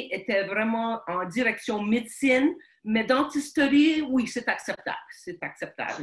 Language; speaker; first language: French; early bilingual, other home language; Ukrainian